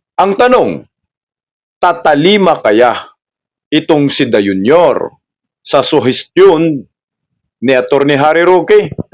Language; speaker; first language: Filipino; non-native, local second language; Cebuano